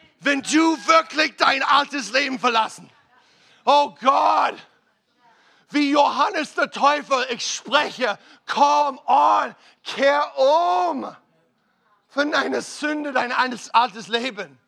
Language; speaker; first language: German; non-native, fluent; English